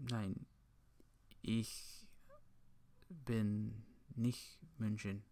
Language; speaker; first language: German; non-native, learner; English